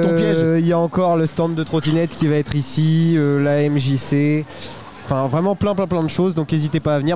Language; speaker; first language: French; native; French